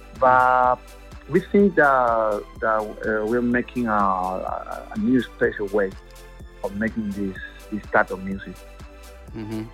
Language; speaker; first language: English; non-native, learner; Spanish